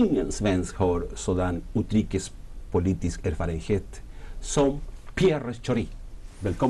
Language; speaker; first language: Swedish; non-native, fluent; Spanish